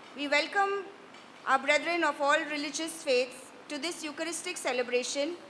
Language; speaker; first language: English; non-native, local second language; Marathi